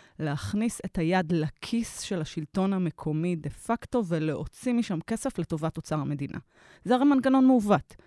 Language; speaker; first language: Hebrew; native; Hebrew